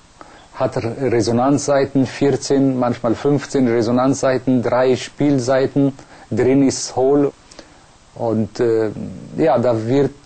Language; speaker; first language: German; non-native, fluent; Persian